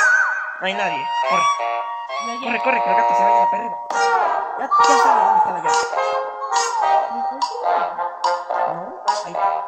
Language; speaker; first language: Spanish; native; Spanish